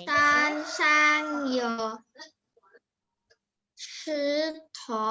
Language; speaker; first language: Chinese; non-native, learner; Indonesian